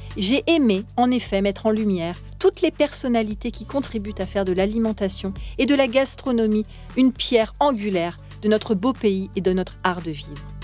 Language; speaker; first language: French; native; French